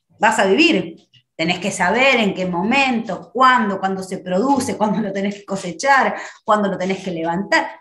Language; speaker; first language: Spanish; native; Spanish